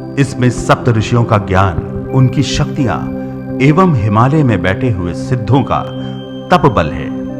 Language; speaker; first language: Hindi; native; Hindi